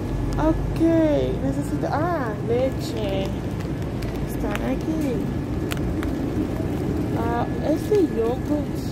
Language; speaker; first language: Spanish; non-native, learner; English